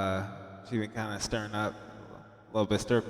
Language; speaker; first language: English; native; English